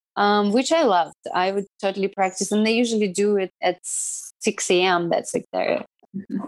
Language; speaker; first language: English; non-native, fluent; Russian